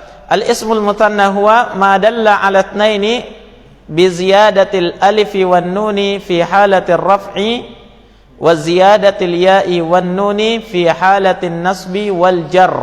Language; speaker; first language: Arabic; non-native, fluent; Indonesian